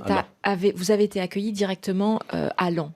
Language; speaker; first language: French; native; French